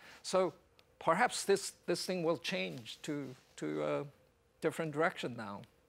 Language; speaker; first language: English; non-native, fluent; Korean